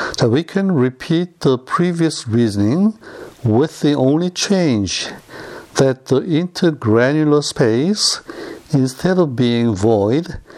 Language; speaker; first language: English; non-native, fluent; Korean